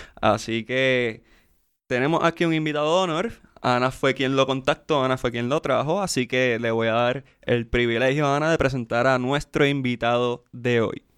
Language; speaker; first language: Spanish; native; Spanish